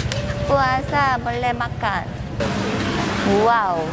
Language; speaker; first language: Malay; non-native, learner; Korean